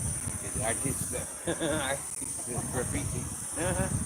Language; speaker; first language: Spanish; non-native, learner; English